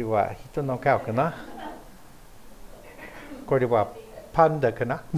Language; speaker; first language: Japanese; non-native, fluent; English